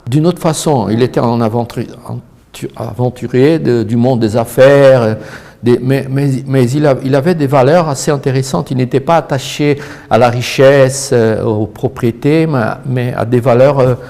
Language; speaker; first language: French; non-native, fluent; Portuguese